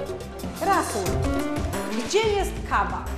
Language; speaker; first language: Polish; non-native, learner; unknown